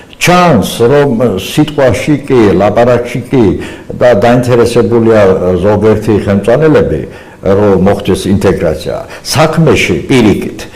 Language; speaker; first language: Georgian; non-native, local second language; Azerbaijani